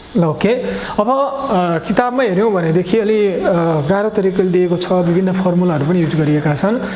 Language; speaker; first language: Nepali; non-native, local second language; Eastern Tamang